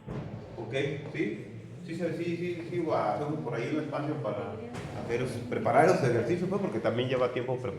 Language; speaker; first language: Spanish; native; Spanish